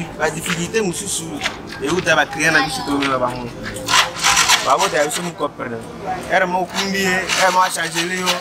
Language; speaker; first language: Lingala; native; Lingala